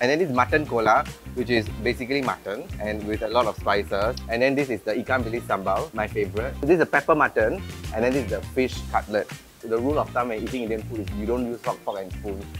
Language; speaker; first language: English; non-native, local second language; Tamil